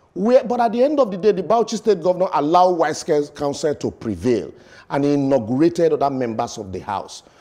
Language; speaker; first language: English; non-native, local second language; Bini